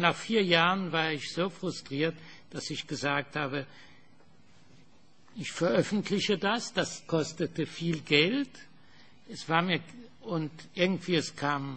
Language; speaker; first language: German; non-native, fluent; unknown